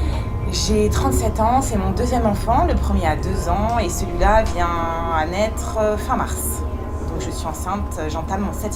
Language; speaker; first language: French; native; French